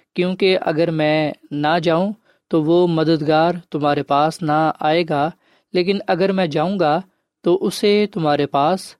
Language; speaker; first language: Urdu; non-native, local second language; Punjabi